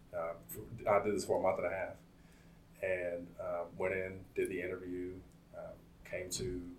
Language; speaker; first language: English; native; English